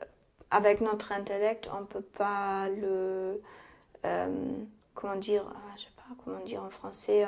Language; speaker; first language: French; non-native, fluent; German